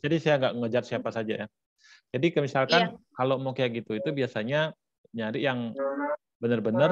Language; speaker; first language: Indonesian; native; Indonesian